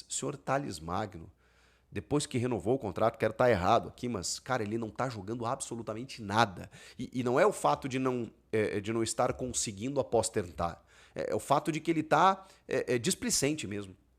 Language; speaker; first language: Portuguese; native; Portuguese